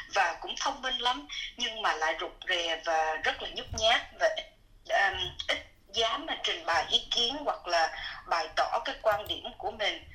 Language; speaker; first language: Vietnamese; native; Vietnamese